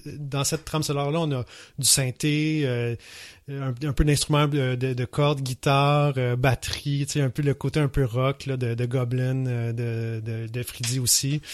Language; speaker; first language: French; native; French